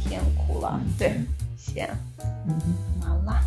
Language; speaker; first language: Chinese; non-native, fluent; Ukrainian